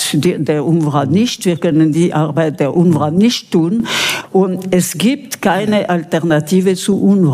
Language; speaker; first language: German; non-native, local second language; French